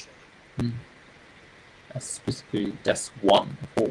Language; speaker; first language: English; non-native, learner; Japanese